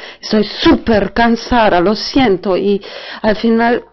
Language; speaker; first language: Spanish; non-native, fluent; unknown